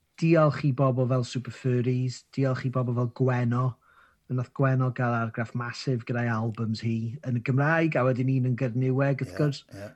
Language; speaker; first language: Welsh; native; Welsh